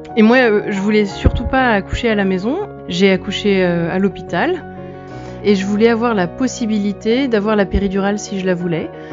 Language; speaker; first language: French; native; French